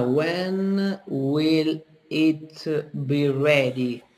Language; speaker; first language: English; non-native, learner; Italian